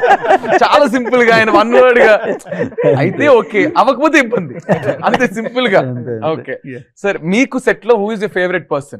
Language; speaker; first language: Telugu; native; Telugu